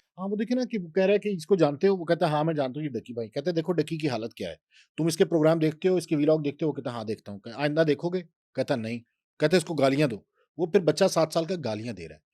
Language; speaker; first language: Urdu; native; Urdu